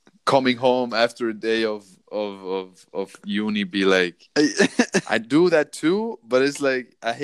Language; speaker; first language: English; non-native, fluent; German